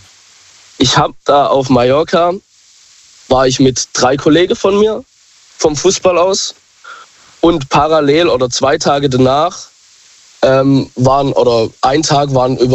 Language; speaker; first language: German; native; German